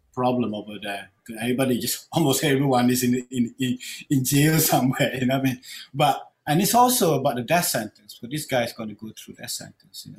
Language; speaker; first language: English; non-native, local second language; Malay